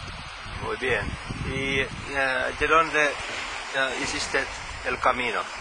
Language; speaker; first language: Spanish; non-native, learner; Finnish